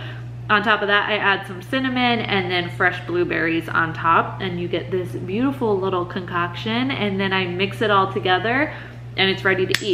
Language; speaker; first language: English; native; English